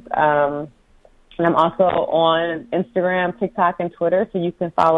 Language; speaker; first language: English; native; English